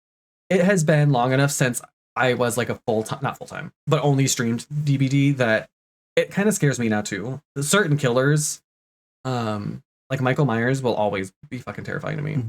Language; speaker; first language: English; native; English